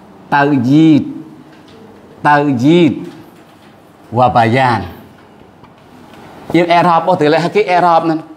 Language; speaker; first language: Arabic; non-native, fluent; Western Cham